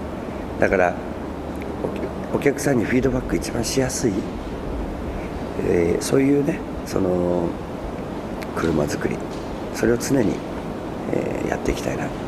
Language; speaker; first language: Japanese; native; Japanese